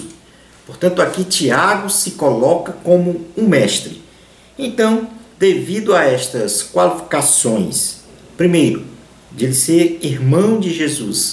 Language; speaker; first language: Portuguese; native; Portuguese